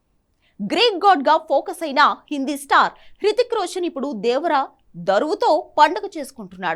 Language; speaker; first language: Telugu; native; Telugu